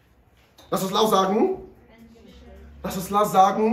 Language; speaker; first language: German; non-native, learner; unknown